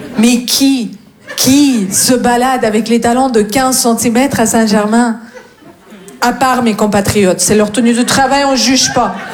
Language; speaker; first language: French; non-native, fluent; Russian